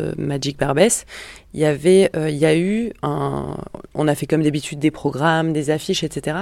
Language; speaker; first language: French; native; French